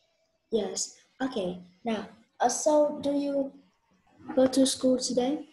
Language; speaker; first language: English; non-native, learner; Vietnamese